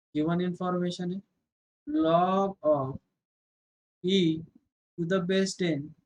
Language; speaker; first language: Hindi; non-native, local second language; Marathi